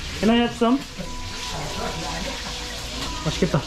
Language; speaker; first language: English; non-native, learner; Korean